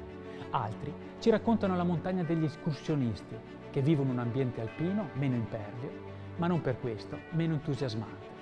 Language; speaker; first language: Italian; native; Italian